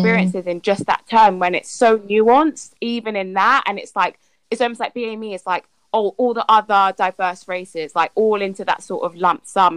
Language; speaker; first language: English; native; English